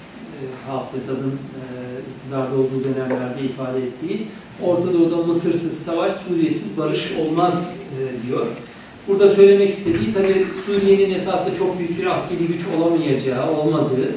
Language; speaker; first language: Turkish; native; Turkish